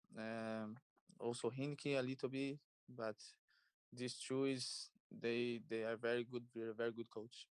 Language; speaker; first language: English; non-native, learner; Portuguese